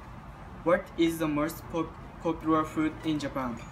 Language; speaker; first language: English; non-native, learner; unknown